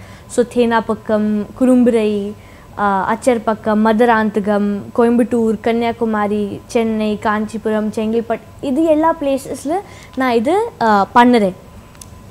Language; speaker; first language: Tamil; non-native, local second language; Hindi